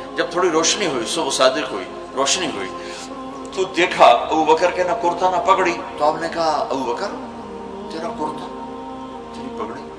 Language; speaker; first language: Urdu; non-native, local second language; Punjabi